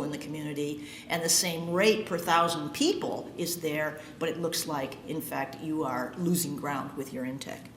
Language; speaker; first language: English; native; English